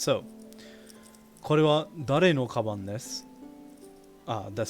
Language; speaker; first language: Japanese; non-native, learner; English